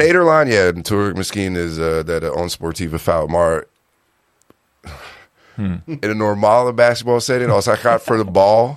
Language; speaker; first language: Dutch; non-native, learner; English